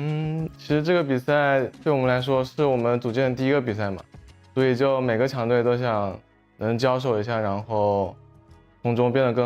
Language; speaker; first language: Chinese; native; Chinese